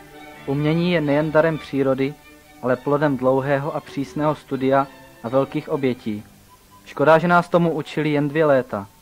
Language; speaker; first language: Czech; native; Czech